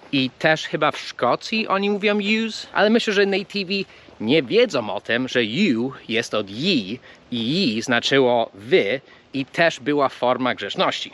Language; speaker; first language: Polish; non-native, fluent; English